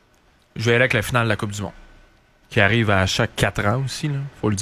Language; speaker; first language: French; native; French